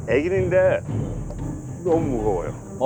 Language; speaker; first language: Korean; early bilingual, heritage; English